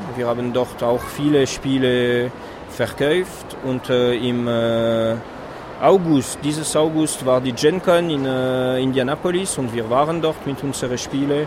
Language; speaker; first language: German; non-native, fluent; French